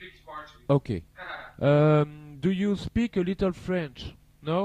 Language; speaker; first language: English; non-native, learner; French